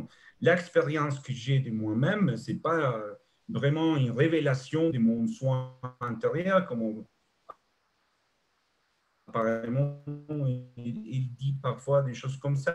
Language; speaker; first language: French; non-native, fluent; Spanish